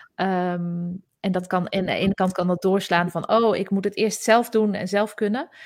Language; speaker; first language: Dutch; native; Dutch